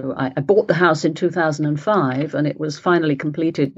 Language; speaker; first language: English; native; English